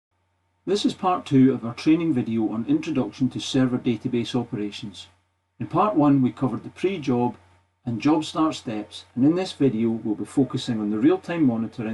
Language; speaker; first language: English; native; English